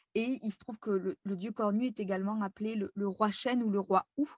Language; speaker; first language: French; native; French